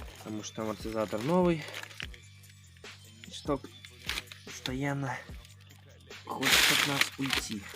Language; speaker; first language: Russian; native; Russian